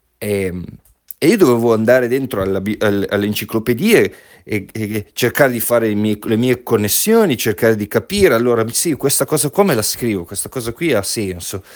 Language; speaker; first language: Italian; native; Italian